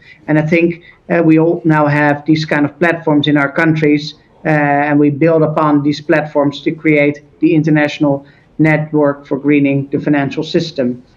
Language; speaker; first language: English; non-native, fluent; Dutch